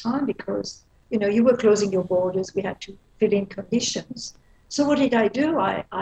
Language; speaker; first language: English; non-native, fluent; Dutch